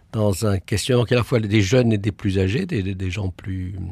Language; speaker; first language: French; native; French